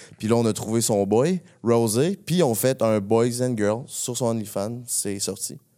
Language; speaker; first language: French; native; French